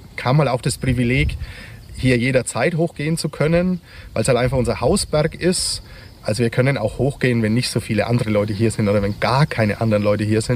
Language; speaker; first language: German; native; German